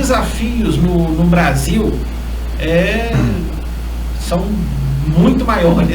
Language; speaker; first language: Portuguese; native; Portuguese